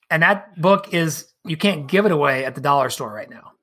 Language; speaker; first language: English; native; English